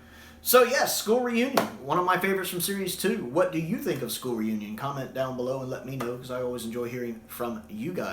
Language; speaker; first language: English; native; English